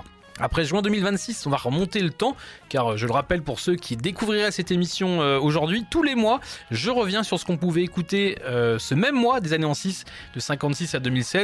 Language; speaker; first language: French; native; French